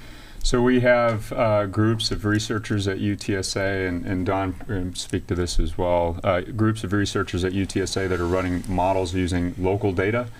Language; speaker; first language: English; native; English